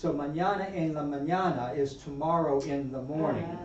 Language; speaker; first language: Spanish; non-native, fluent; English